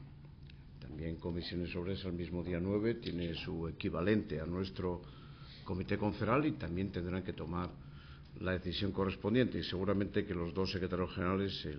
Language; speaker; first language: Spanish; native; Spanish